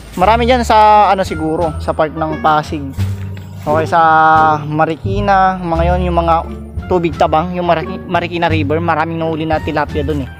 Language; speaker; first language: Filipino; non-native, local second language; Iloko